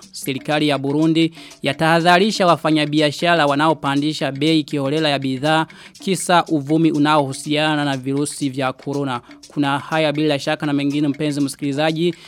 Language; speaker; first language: Swahili; non-native, local second language; Rundi